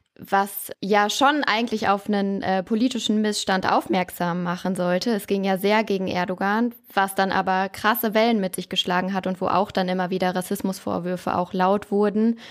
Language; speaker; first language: German; native; German